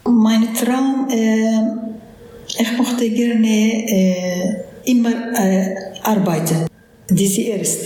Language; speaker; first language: German; non-native, learner; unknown